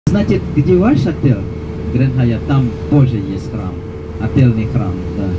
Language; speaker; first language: Russian; non-native, learner; Balinese